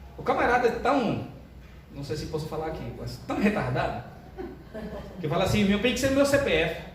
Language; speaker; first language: Portuguese; non-native, fluent; Spanish